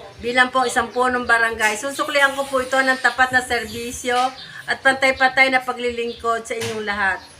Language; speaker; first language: Filipino; native; Filipino